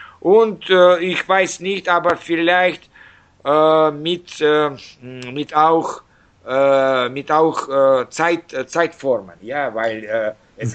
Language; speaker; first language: German; non-native, learner; Russian